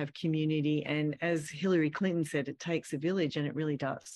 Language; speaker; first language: English; native; English